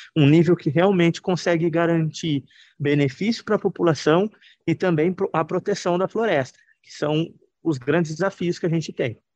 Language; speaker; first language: Portuguese; native; Portuguese